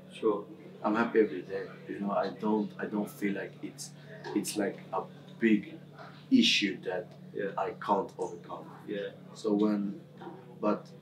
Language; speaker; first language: English; non-native, fluent; Swedish